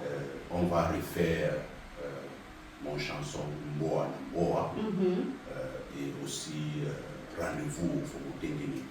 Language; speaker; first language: French; non-native, local second language; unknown